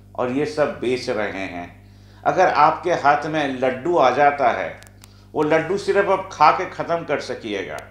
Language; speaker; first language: Hindi; non-native, local second language; Bangla